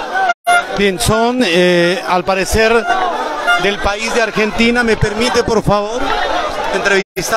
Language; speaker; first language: Spanish; native; Spanish